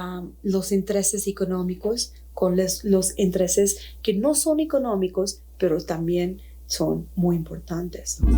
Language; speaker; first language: Spanish; non-native, fluent; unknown